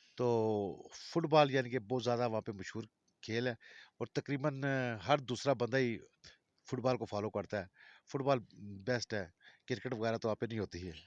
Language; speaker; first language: Urdu; non-native, local second language; Balti